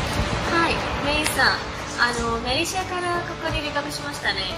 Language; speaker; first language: Japanese; non-native, learner; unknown